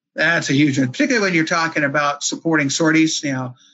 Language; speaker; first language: English; native; English